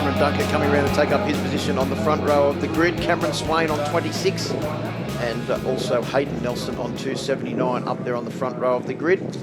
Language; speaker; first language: English; native; English